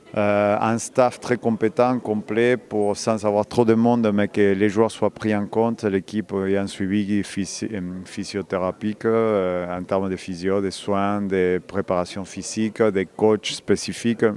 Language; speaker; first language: French; non-native, fluent; Spanish